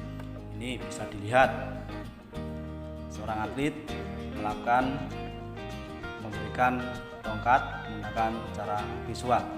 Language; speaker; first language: Indonesian; native; Indonesian